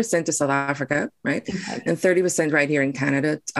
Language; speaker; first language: English; non-native, local second language; Afrikaans